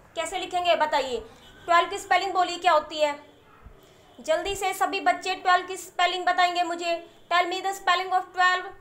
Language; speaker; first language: Hindi; native; Hindi